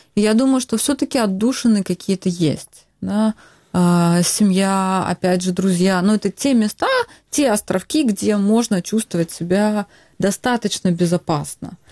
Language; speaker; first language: Russian; non-native, local second language; Ukrainian